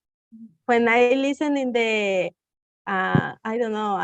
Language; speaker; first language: English; non-native, learner; Spanish